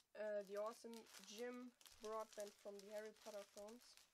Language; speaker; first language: English; non-native, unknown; German